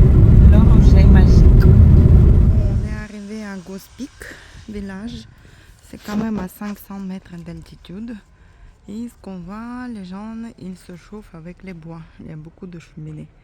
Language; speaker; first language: French; non-native, fluent; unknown